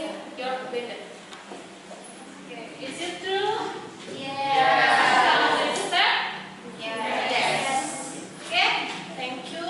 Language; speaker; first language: English; non-native, learner; Indonesian